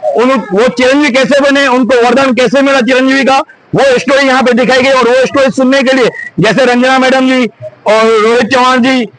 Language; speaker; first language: Hindi; non-native, local second language; Sindhi